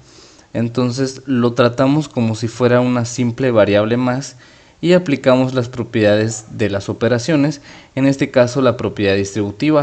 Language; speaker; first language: Spanish; native; Spanish